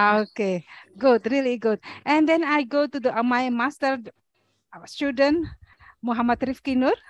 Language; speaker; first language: English; non-native, learner; Indonesian